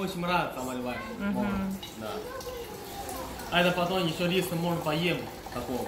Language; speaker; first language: Russian; non-native, learner; Chinese